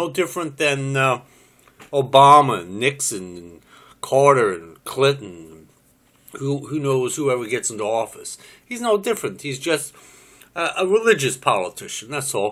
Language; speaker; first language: English; native; English